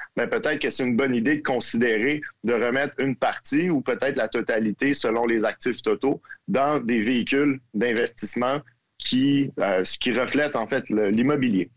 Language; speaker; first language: French; native; French